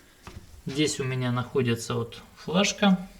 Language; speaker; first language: Russian; native; Russian